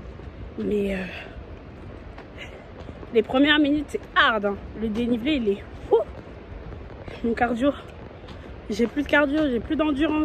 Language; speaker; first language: French; native; French